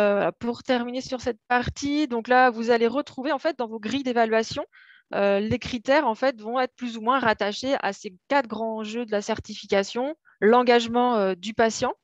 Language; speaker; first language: French; native; French